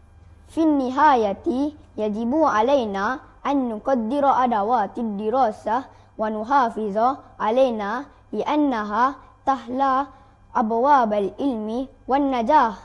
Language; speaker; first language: Arabic; non-native, learner; Malay